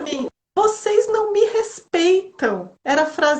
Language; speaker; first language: Portuguese; native; Portuguese